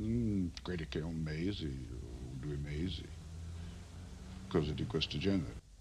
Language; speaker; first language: Italian; non-native, learner; English